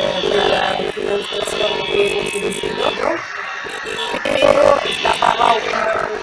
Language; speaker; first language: Spanish; non-native, learner; Italian